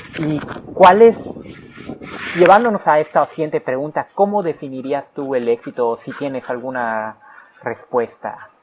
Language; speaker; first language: Spanish; native; Spanish